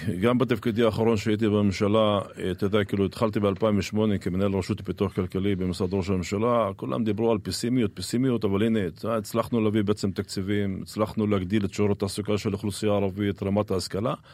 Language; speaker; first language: Hebrew; non-native, local second language; Arabic